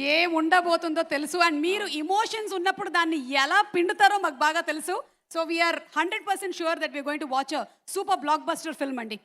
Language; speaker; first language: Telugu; native; Telugu